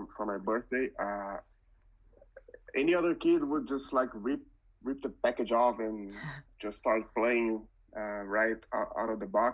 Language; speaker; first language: English; non-native, fluent; Portuguese